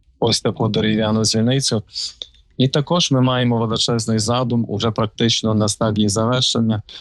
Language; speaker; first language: Ukrainian; native; Ukrainian